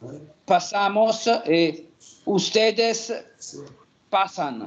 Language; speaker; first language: Spanish; non-native, learner; Italian